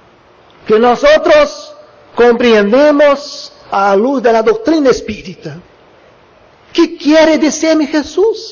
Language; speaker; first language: Spanish; non-native, learner; Portuguese